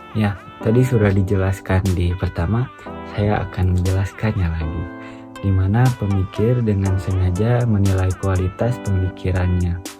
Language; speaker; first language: Indonesian; non-native, local second language; Sundanese